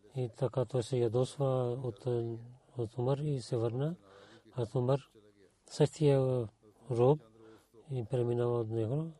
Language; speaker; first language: Bulgarian; non-native, learner; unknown